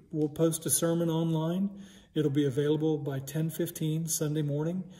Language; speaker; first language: English; native; English